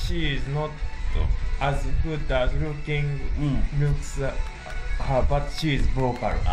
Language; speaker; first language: English; non-native, learner; Japanese